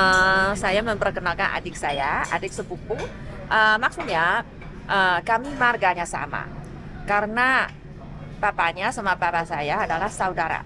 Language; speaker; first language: Indonesian; non-native, fluent; Chinese